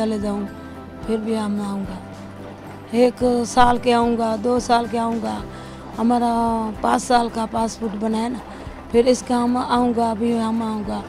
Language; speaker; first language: Hindi; non-native, learner; Bangla